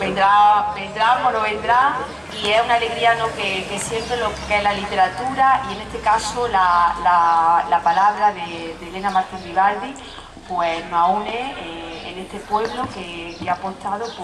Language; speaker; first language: Spanish; native; Spanish